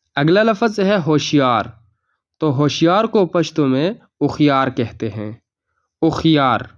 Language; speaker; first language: Urdu; non-native, local second language; Pashto